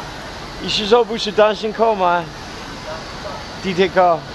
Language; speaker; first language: Chinese; non-native, learner; English